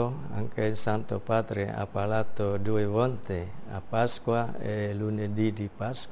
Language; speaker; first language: Italian; non-native, fluent; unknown